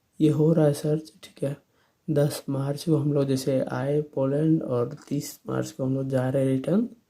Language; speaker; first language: Hindi; native; Hindi